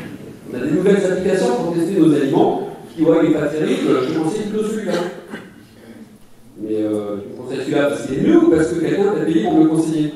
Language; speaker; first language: French; native; French